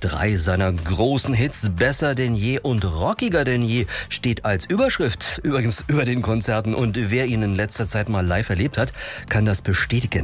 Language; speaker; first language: German; native; German